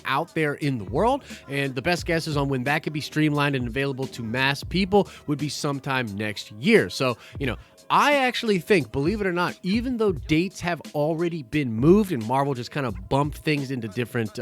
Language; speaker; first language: English; native; English